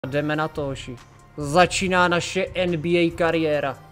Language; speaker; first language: Czech; native; Czech